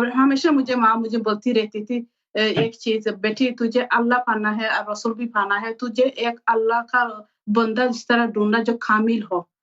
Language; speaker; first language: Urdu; non-native, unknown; Bangla